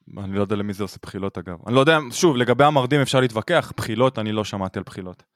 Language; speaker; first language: Hebrew; native; Hebrew